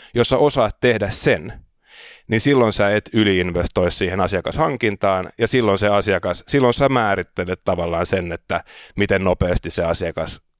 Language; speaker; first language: Finnish; native; Finnish